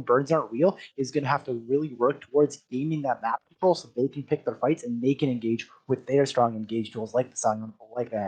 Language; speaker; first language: English; native; English